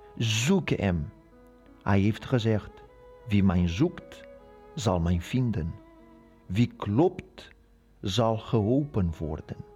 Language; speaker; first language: Dutch; non-native, learner; Portuguese